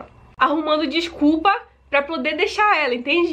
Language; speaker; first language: Portuguese; native; Portuguese